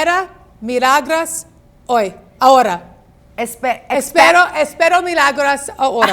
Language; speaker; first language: Spanish; non-native, learner; English